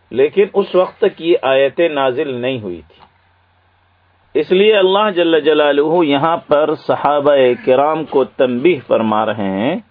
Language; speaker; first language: Urdu; native; Urdu